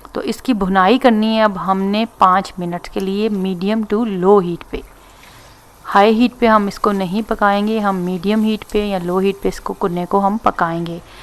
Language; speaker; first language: Urdu; non-native, local second language; Punjabi